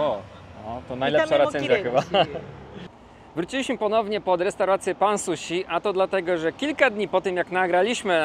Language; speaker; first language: Polish; native; Polish